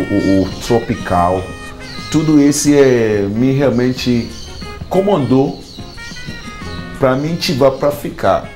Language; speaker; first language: Portuguese; non-native, learner; Akan